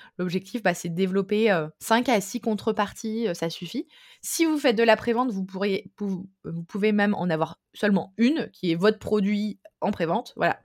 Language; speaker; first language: French; native; French